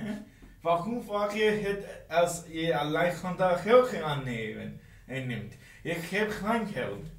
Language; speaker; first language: Dutch; non-native, learner; English